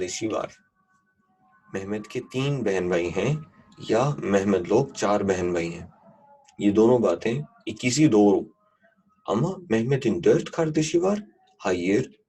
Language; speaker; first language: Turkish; non-native, fluent; Urdu